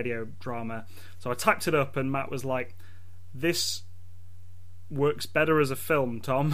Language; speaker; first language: English; native; English